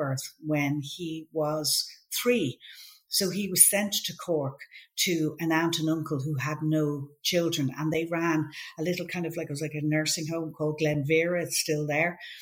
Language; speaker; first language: English; native; English